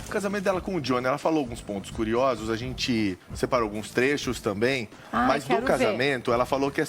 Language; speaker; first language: Portuguese; native; Portuguese